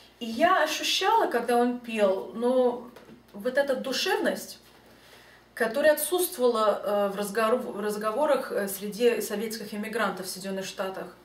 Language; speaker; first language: Russian; early bilingual, heritage; Russian